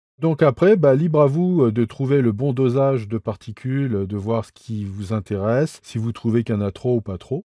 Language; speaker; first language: French; native; French